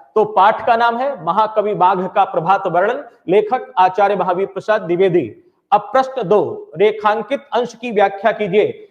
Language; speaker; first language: Hindi; native; Hindi